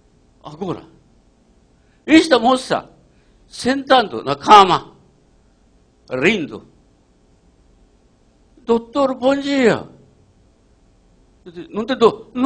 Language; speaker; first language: Portuguese; non-native, learner; Japanese